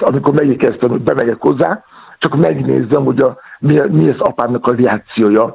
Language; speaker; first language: Hungarian; non-native, learner; Yoruba